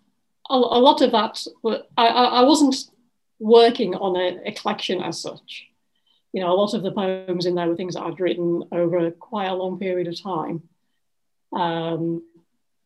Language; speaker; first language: English; native; English